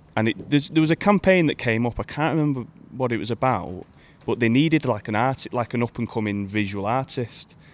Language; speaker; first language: English; native; English